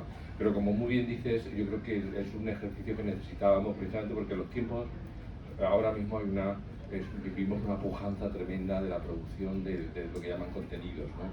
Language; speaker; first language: Spanish; native; Spanish